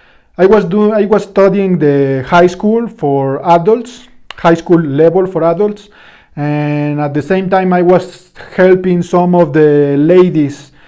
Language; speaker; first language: English; non-native, fluent; Spanish